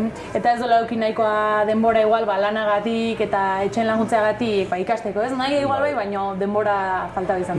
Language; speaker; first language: Basque; native; Basque